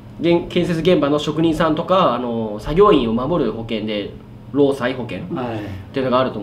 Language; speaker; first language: Japanese; native; Japanese